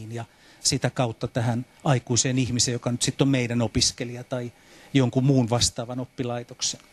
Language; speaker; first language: Finnish; native; Finnish